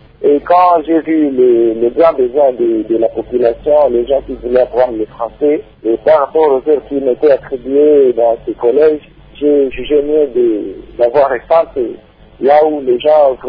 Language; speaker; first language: French; non-native, local second language; Swahili